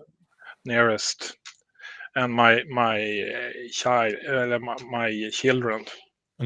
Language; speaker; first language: English; non-native, learner; Swedish